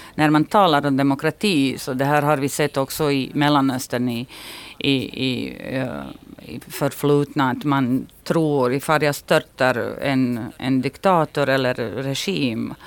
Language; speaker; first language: Swedish; non-native, fluent; Bosnian